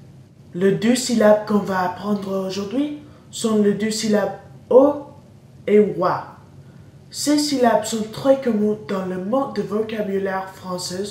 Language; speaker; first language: French; non-native, learner; English